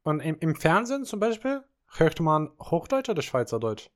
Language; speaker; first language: German; non-native, fluent; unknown